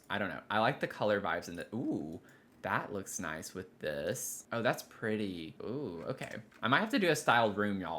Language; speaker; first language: English; native; English